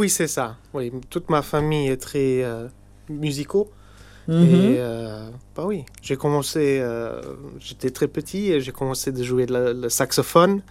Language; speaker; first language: French; non-native, local second language; Luxembourgish